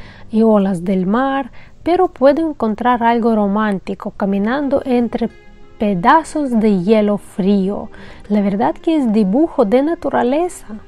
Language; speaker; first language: Spanish; non-native, fluent; Russian